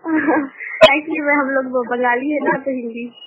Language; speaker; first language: Hindi; non-native, local second language; Bangla